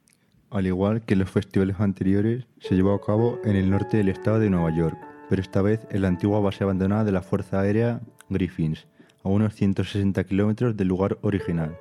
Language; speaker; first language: Spanish; native; Spanish